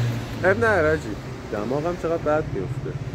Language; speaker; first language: Persian; native; Persian